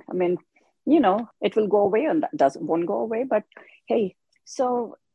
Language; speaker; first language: English; non-native, local second language; Hindi